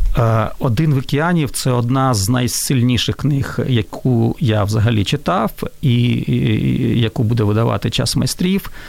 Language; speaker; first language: Ukrainian; non-native, local second language; Russian